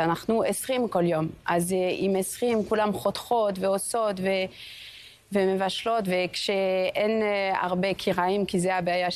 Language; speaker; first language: Hebrew; non-native, fluent; French